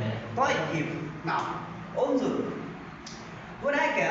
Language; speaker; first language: Arabic; non-native, fluent; Bangla